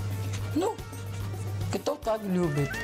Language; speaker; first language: Russian; non-native, learner; Armenian